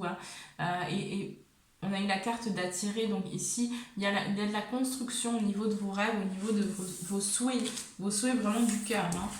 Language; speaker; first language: French; native; French